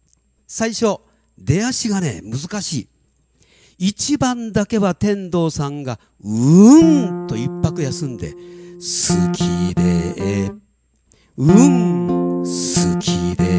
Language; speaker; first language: Japanese; native; Japanese